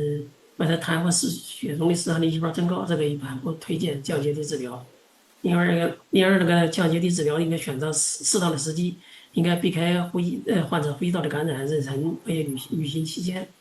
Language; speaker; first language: Chinese; non-native, local second language; Indonesian